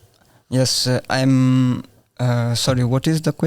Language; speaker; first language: English; non-native, learner; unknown